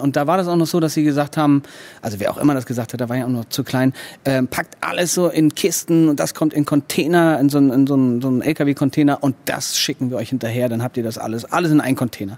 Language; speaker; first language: German; native; German